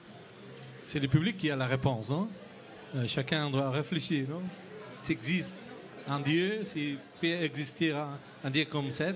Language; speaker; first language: French; non-native, learner; Spanish